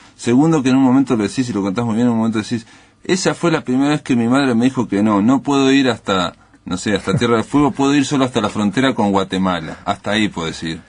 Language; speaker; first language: Spanish; native; Spanish